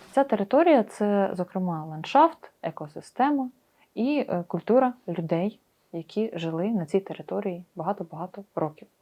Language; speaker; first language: Ukrainian; native; Ukrainian